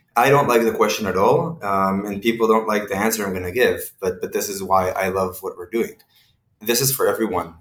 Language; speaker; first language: English; non-native, fluent; Hebrew